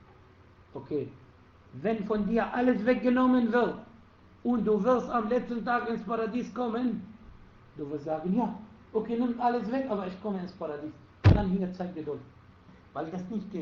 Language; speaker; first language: German; non-native, fluent; Arabic